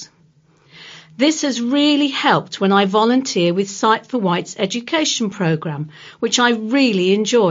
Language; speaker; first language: English; native; English